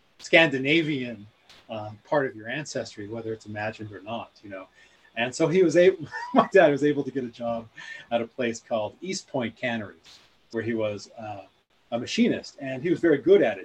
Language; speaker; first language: English; native; English